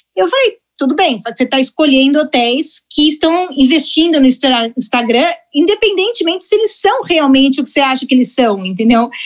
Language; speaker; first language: Portuguese; early bilingual, heritage; Portuguese